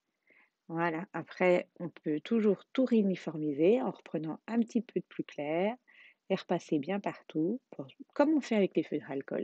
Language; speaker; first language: French; native; French